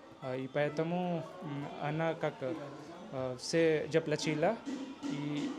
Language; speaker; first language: Russian; non-native, learner; Hindi